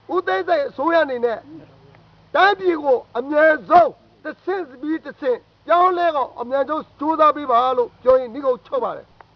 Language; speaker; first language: Burmese; native; Burmese